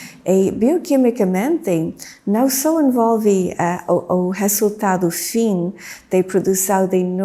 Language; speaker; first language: Portuguese; non-native, fluent; English